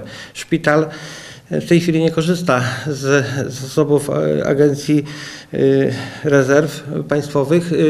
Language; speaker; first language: Polish; native; Polish